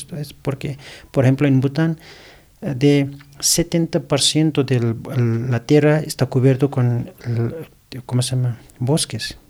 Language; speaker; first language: Spanish; non-native, learner; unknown